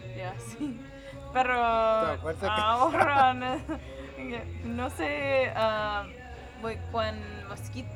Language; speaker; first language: Spanish; non-native, learner; English